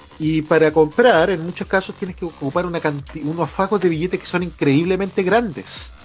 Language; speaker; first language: Spanish; native; Spanish